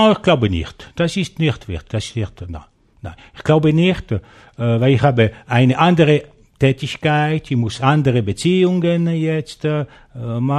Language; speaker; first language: German; non-native, local second language; French